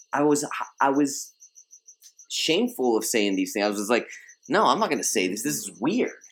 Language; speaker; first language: English; early bilingual, other home language; Spanish